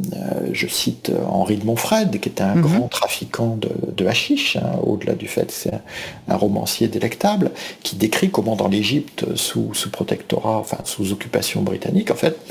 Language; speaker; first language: French; native; French